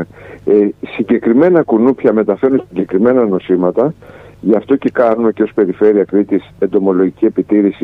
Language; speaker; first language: Greek; native; Greek